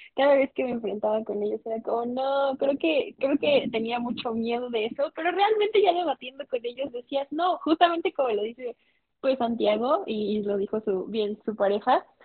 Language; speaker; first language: Spanish; native; Spanish